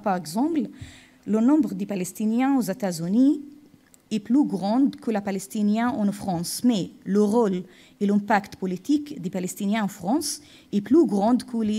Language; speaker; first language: French; non-native, fluent; Arabic